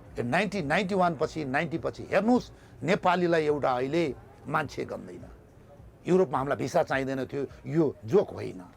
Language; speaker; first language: Nepali; native; Nepali